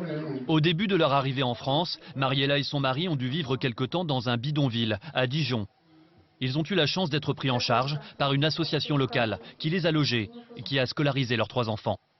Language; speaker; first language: French; native; French